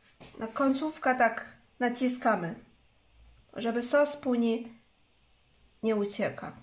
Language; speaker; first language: Polish; non-native, learner; Chinese